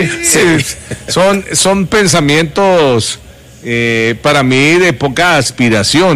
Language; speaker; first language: Spanish; native; Spanish